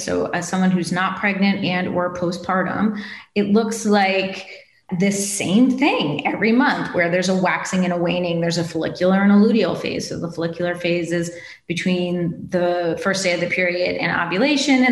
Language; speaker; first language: English; native; English